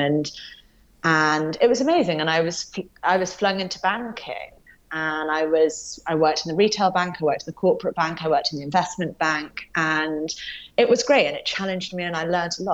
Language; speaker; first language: English; native; English